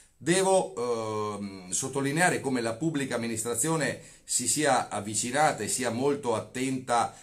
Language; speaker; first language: Italian; native; Italian